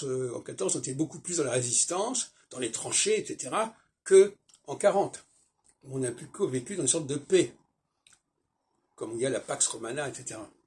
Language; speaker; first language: French; native; French